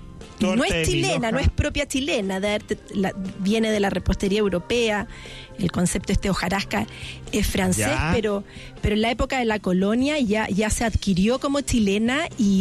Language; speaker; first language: Spanish; native; Spanish